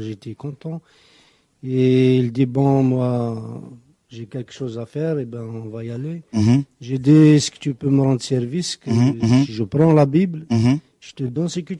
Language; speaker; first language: French; non-native, local second language; Kabyle